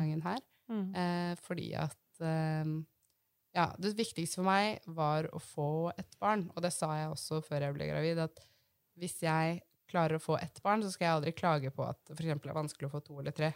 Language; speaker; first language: Norwegian; native; Norwegian